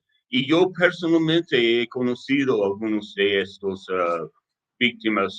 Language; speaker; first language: Spanish; non-native, learner; English